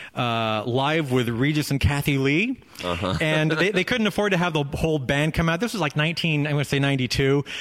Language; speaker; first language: English; native; English